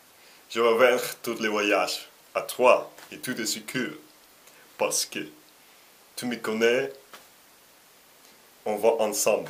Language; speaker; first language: French; non-native, learner; Russian